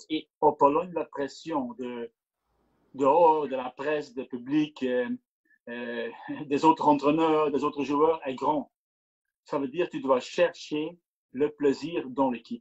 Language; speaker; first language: French; non-native, local second language; Dutch